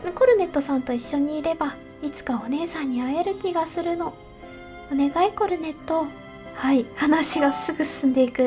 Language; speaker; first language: Japanese; native; Japanese